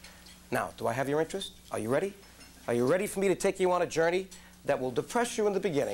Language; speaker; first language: English; native; English